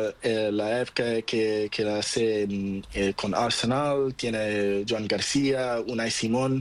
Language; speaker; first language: Spanish; non-native, learner; Portuguese